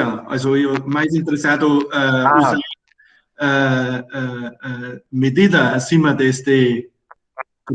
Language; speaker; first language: Portuguese; non-native, fluent; German